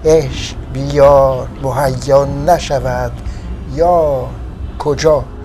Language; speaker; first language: Persian; non-native, fluent; French